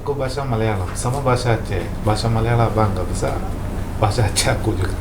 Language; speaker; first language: Indonesian; non-native, local second language; Malayalam